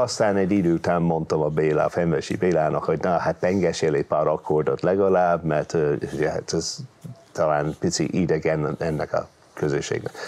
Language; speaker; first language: Hungarian; non-native, fluent; English